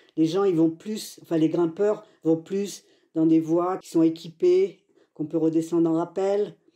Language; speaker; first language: French; native; French